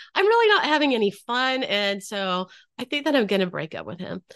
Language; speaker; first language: English; native; English